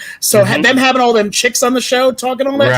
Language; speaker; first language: English; native; English